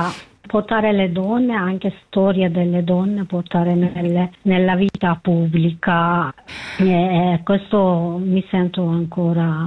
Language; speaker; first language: Italian; non-native, fluent; Kurdish